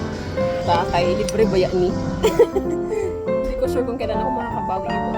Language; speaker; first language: Filipino; non-native, local second language; Cebuano